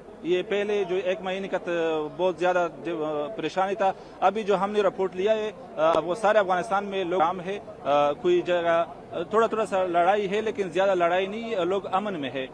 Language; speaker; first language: Hindi; non-native, fluent; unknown